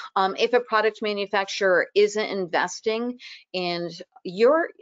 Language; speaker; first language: English; native; English